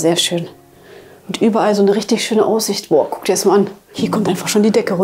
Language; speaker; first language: German; native; German